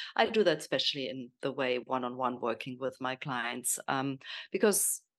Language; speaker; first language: English; non-native, fluent; German